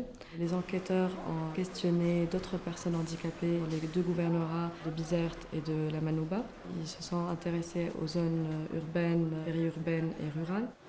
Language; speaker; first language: French; non-native, local second language; Arabic